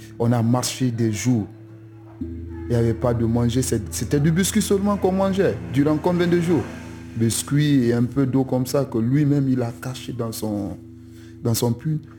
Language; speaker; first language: French; non-native, local second language; Susu